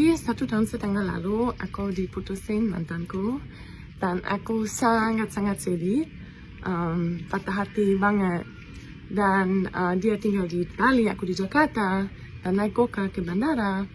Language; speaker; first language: Indonesian; non-native, fluent; German